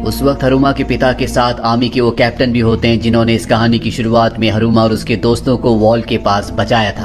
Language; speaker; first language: Hindi; native; Hindi